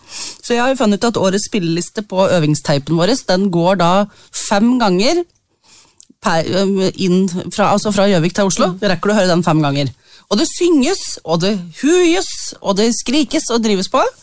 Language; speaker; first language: Norwegian; native; Norwegian